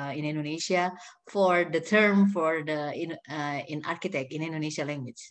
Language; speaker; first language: English; non-native, learner; Indonesian